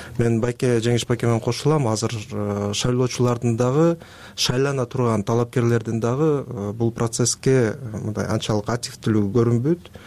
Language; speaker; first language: Kyrgyz; native; Kyrgyz